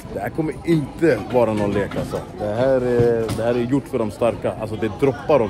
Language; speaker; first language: Swedish; native; Swedish